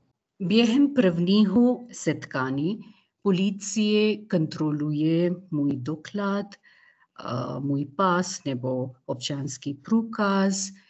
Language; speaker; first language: Czech; non-native, learner; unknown